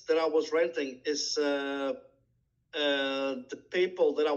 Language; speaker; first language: English; non-native, learner; Portuguese